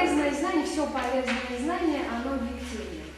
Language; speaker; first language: Russian; native; Russian